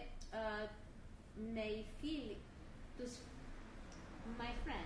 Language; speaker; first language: Greek; early bilingual, heritage; English